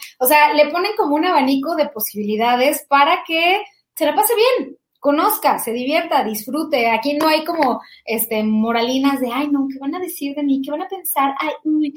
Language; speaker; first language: Spanish; native; Spanish